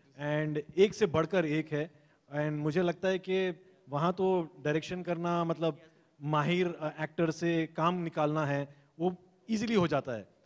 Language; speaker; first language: Hindi; native; Hindi